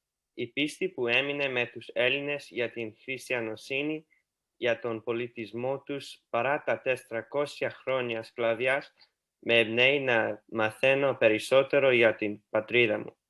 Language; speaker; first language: Greek; early bilingual, heritage; Greek